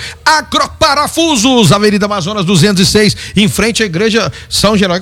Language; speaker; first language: Portuguese; native; Portuguese